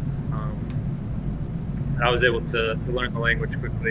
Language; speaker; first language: English; early bilingual, other home language; Spanish